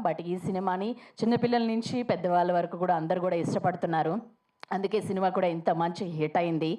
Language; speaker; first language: Telugu; native; Telugu